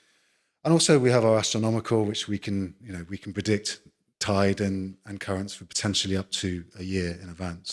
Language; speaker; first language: English; native; English